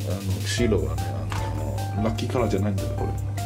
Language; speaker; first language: Japanese; native; Japanese